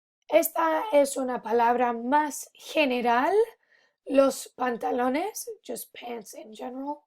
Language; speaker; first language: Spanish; non-native, fluent; English